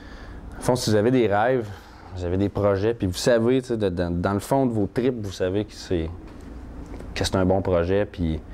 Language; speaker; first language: French; native; French